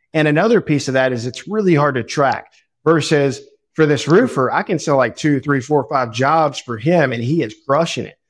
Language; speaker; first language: English; native; English